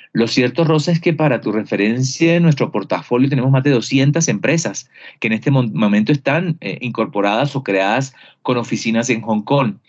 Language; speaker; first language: Spanish; native; Spanish